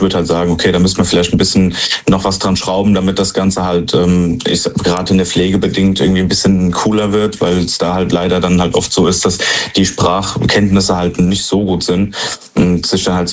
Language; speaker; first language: German; native; German